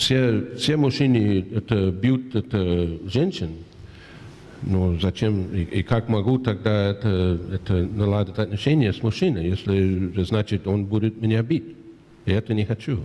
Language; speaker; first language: Russian; non-native, fluent; English